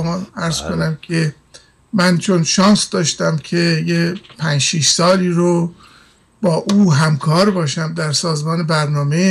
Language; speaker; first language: Persian; native; Persian